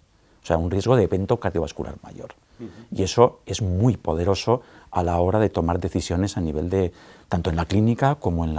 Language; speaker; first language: Spanish; native; Spanish